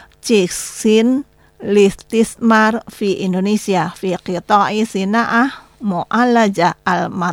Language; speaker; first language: Arabic; non-native, fluent; Indonesian